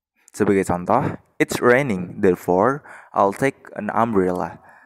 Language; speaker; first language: English; non-native, fluent; Indonesian